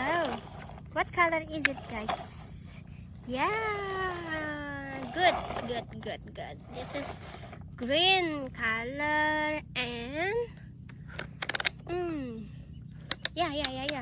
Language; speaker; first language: English; non-native, learner; Indonesian